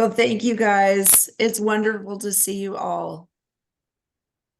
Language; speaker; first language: English; native; English